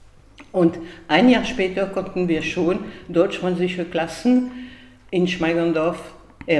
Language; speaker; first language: German; non-native, fluent; French